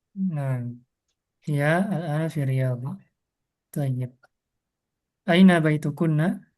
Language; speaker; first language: Arabic; non-native, fluent; Indonesian